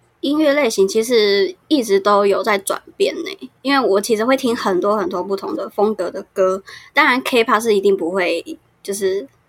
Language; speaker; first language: Chinese; native; Chinese